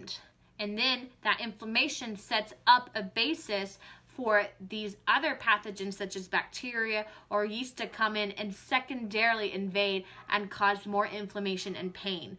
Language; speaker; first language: English; native; English